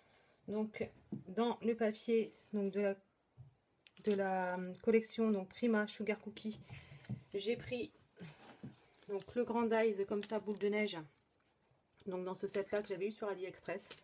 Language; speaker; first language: French; native; French